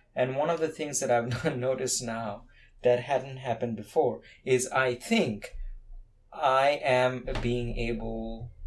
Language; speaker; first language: English; non-native, local second language; Bangla